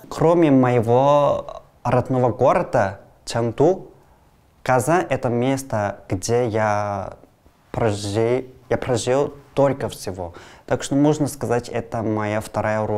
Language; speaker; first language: Russian; non-native, learner; Chinese